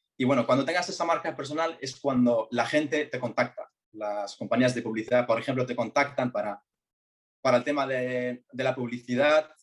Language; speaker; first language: Spanish; early bilingual, other home language; Arabic